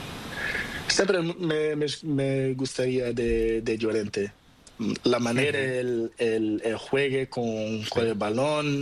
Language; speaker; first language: Spanish; non-native, learner; Portuguese